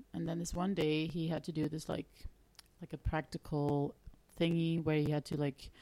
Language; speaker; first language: English; non-native, fluent; Dutch